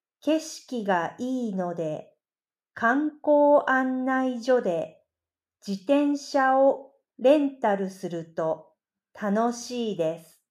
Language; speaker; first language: Japanese; native; Japanese